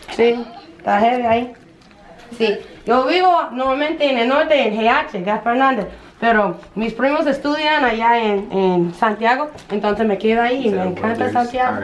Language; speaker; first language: Spanish; non-native, fluent; English